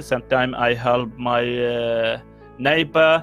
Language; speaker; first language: English; non-native, learner; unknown